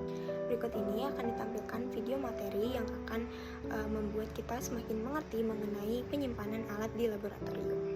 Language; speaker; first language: Malay; native; Malay